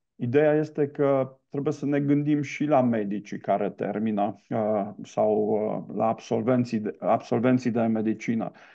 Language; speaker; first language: Romanian; non-native, local second language; Hungarian